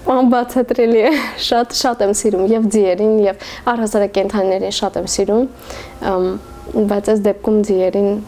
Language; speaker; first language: Armenian; native; Armenian